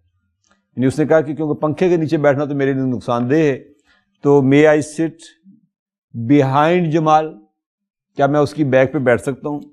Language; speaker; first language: Urdu; native; Urdu